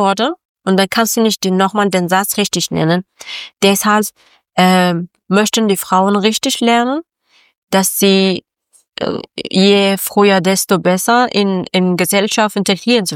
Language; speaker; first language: German; non-native, learner; Persian